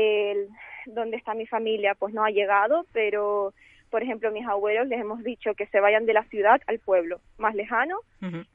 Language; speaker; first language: Spanish; early bilingual, other home language; Ukrainian